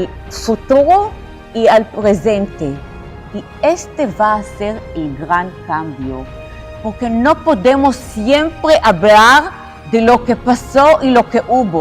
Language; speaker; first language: Spanish; non-native, fluent; Hebrew